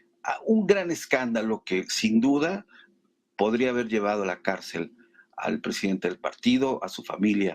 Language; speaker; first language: Spanish; native; Spanish